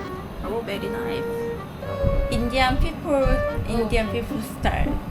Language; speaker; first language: English; non-native, learner; Korean